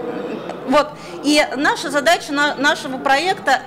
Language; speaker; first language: Russian; native; Russian